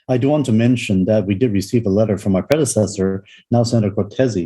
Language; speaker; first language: English; non-native, local second language; Cantonese